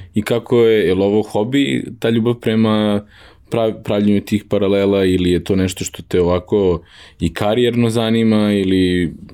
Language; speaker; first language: Serbian; native; Serbian